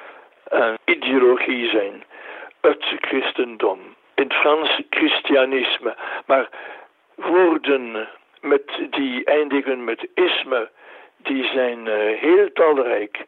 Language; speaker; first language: Dutch; non-native, local second language; French